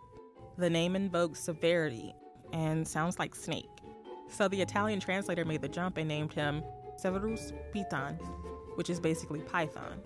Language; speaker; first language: English; native; English